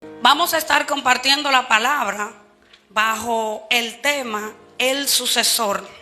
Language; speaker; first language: Spanish; native; Spanish